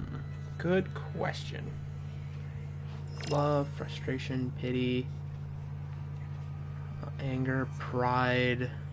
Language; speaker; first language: English; native; English